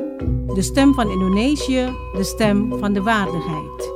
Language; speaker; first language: Dutch; non-native, fluent; Indonesian